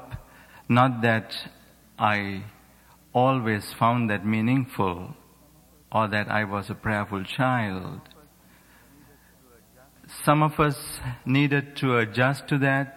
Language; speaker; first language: English; non-native, local second language; Sinhala